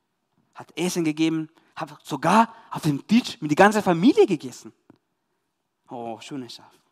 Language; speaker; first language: German; non-native, learner; Spanish